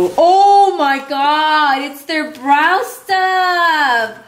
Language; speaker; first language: English; early bilingual, other home language; Spanish